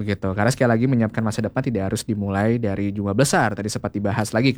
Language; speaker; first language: Indonesian; native; Indonesian